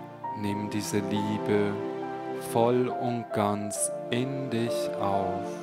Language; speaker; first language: German; native; German